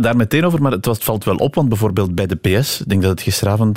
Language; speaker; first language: Dutch; native; Dutch